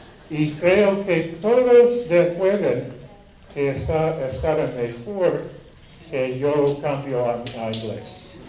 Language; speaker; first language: Spanish; non-native, learner; English